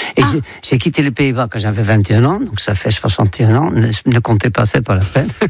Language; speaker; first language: French; non-native, fluent; Dutch